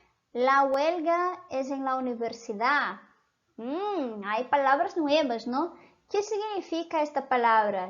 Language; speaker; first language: Spanish; non-native, fluent; Portuguese